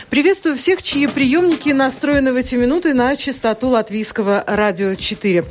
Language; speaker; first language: Russian; native; Russian